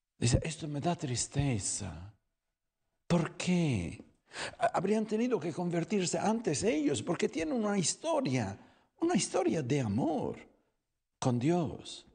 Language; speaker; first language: Spanish; non-native, fluent; Italian